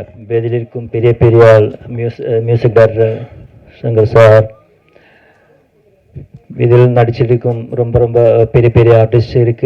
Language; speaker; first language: Tamil; non-native, learner; Malayalam